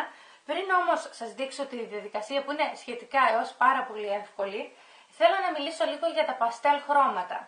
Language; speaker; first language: Greek; native; Greek